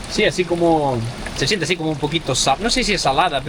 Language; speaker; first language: Spanish; native; Spanish